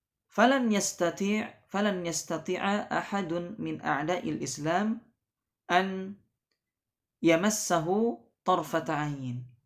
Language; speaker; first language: Arabic; non-native, fluent; Indonesian